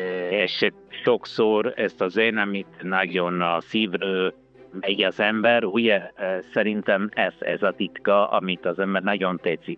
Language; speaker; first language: Hungarian; non-native, learner; Italian